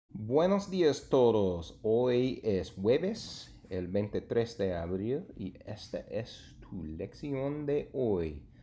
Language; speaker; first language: Spanish; non-native, fluent; English